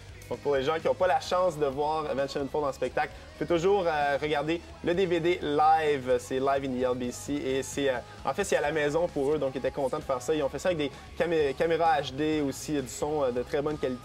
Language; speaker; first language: French; native; French